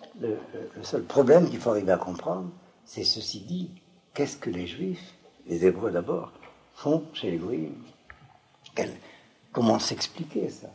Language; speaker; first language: French; native; French